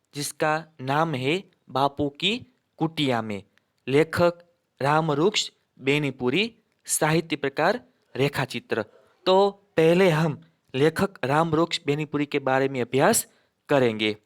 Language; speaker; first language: Hindi; non-native, local second language; Gujarati